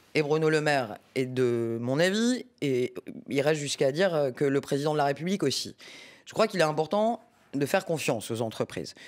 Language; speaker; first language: French; native; French